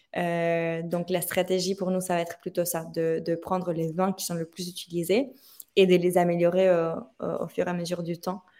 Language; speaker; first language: French; non-native, fluent; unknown